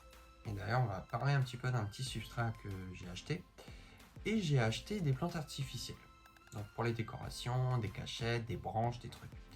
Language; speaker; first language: French; native; French